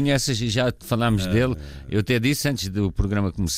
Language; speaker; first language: Portuguese; native; Portuguese